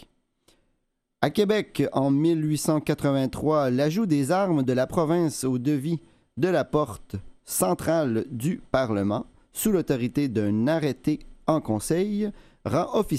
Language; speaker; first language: French; native; French